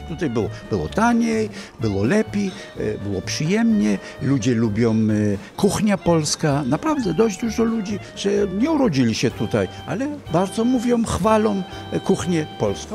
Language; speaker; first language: Polish; early bilingual, heritage; Polish